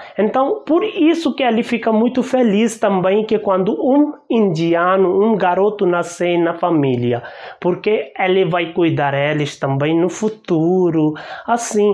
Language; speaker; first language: Portuguese; non-native, learner; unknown